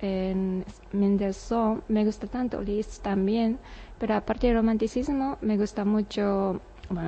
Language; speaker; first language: Spanish; non-native, learner; Japanese